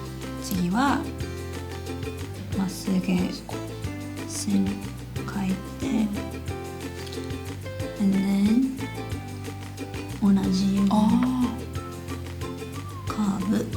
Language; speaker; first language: Japanese; non-native, fluent; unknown